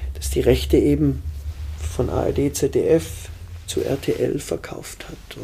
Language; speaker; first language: German; native; German